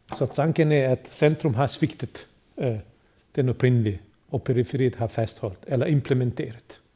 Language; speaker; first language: Danish; non-native, fluent; Bosnian